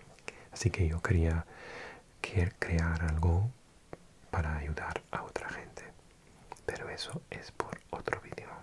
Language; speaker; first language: Spanish; non-native, fluent; English